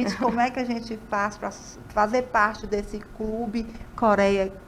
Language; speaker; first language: Portuguese; native; Portuguese